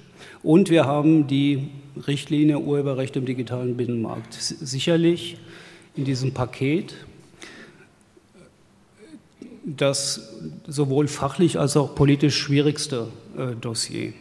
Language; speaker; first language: German; native; German